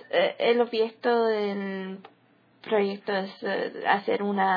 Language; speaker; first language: Spanish; early bilingual, heritage; English